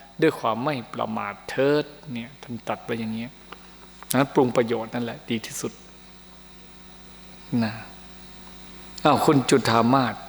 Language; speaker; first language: Thai; native; Thai